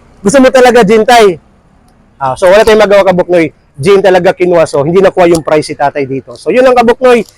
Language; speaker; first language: Filipino; non-native, local second language; Cebuano